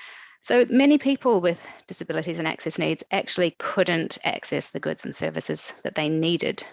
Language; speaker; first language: English; native; English